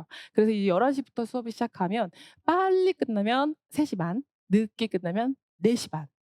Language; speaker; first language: Korean; native; Korean